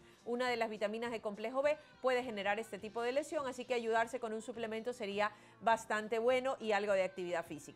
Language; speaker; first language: Spanish; native; Spanish